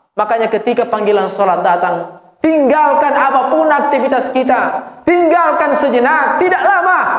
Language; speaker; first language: Malay; non-native, local second language; Buginese